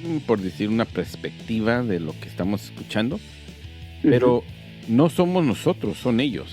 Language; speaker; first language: Spanish; early bilingual, heritage; Spanish